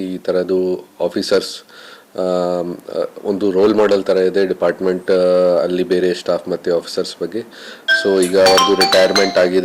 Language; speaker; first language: Kannada; non-native, fluent; Hindi